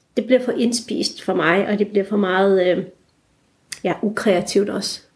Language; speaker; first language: Danish; early bilingual, other home language; Turkish